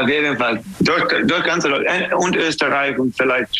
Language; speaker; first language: German; non-native, fluent; English